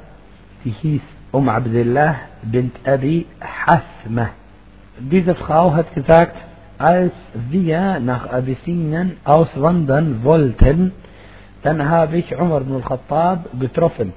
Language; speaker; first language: German; non-native, fluent; Arabic